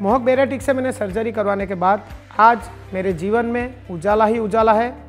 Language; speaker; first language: Hindi; non-native, local second language; Gujarati